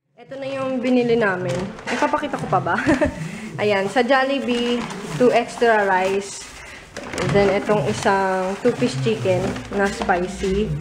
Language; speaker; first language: Filipino; early bilingual, heritage; Filipino